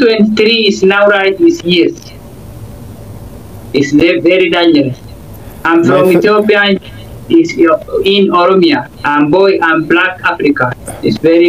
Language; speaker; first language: English; non-native, learner; Oromo